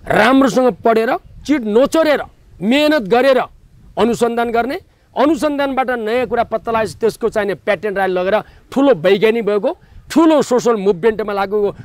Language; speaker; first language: Nepali; native; Nepali